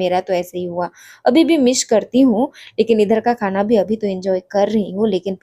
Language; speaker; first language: Hindi; non-native, local second language; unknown